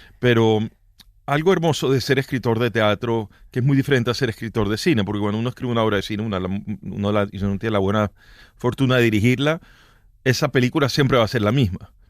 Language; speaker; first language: Spanish; native; Spanish